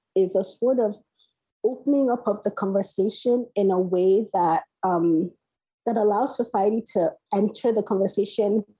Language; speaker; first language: English; non-native, local second language; Igbo